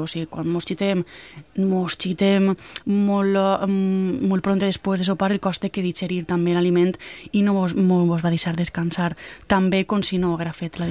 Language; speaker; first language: Catalan; native; Catalan